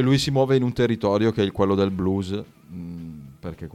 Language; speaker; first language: Italian; native; Italian